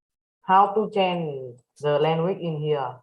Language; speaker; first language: English; non-native, learner; Vietnamese